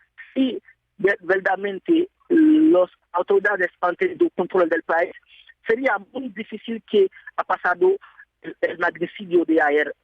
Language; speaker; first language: Spanish; non-native, fluent; Haitian Creole